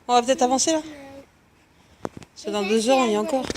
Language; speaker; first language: French; native; French